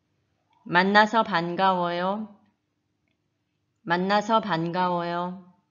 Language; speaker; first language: Korean; non-native, fluent; Malagasy